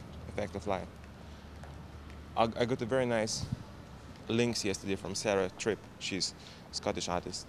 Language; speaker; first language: English; non-native, fluent; Lithuanian